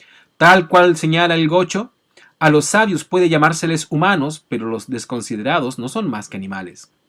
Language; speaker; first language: Spanish; native; Spanish